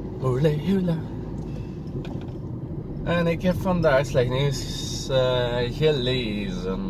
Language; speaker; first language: Dutch; native; Dutch